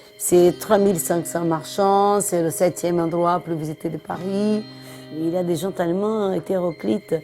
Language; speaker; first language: French; non-native, fluent; Portuguese